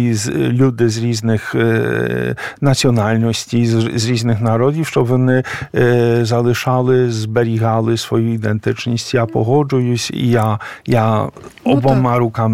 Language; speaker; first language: Ukrainian; non-native, fluent; Polish